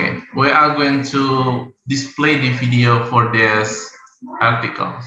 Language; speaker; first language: English; non-native, learner; Indonesian